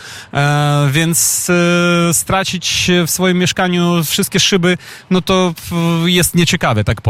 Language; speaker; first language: Polish; non-native, fluent; Ukrainian